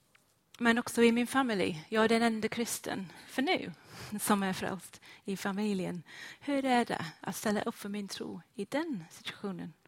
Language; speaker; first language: Swedish; non-native, fluent; English